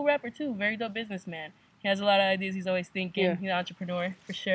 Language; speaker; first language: English; native; English